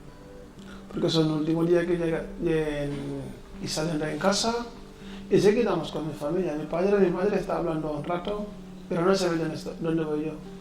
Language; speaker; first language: Spanish; non-native, learner; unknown